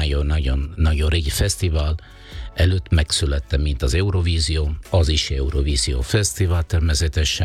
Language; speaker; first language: Hungarian; non-native, fluent; Italian